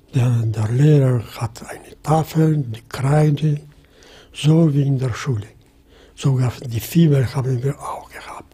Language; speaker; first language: German; non-native, fluent; Polish